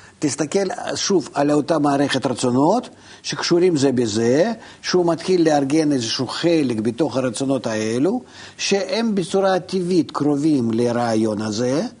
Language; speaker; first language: Hebrew; non-native, fluent; Russian